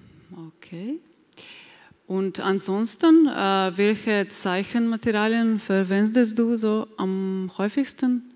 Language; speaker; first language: German; non-native, fluent; Slovenian